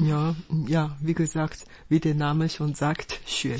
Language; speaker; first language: German; non-native, fluent; Chinese